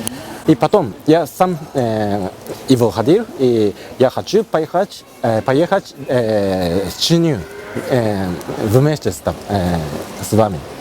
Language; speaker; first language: Russian; non-native, learner; Japanese